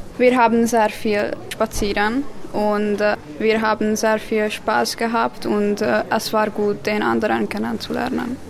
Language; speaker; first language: German; non-native, learner; Hungarian